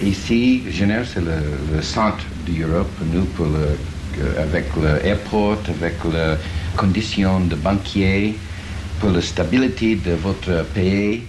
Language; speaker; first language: French; non-native, learner; English